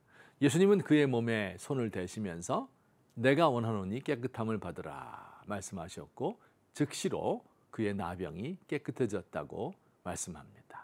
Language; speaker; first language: Korean; native; Korean